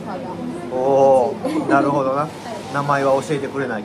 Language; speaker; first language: Japanese; native; Japanese